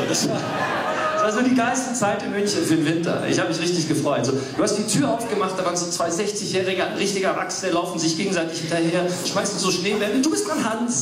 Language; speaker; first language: German; early bilingual, other home language; English